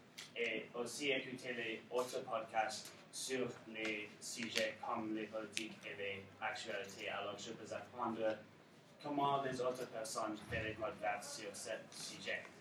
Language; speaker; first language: French; non-native, learner; English